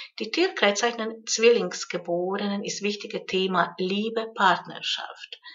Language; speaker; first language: German; non-native, fluent; Hungarian